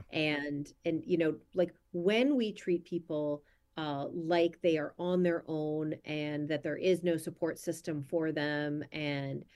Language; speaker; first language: English; native; English